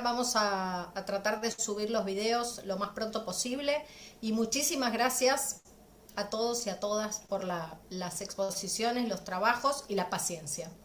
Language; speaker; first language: Spanish; native; Spanish